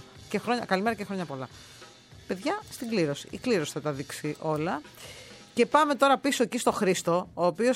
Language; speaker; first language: Greek; native; Greek